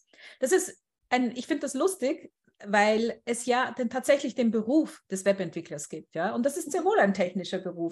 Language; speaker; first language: German; native; German